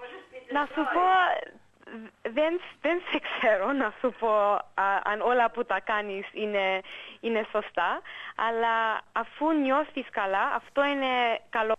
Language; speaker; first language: Greek; early bilingual, heritage; English